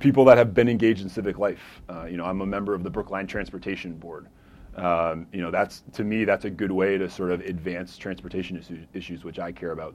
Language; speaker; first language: English; native; English